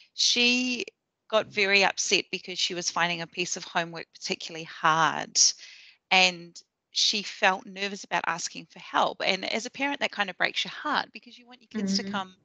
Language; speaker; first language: English; native; English